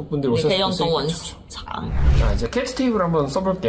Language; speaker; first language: Korean; native; Korean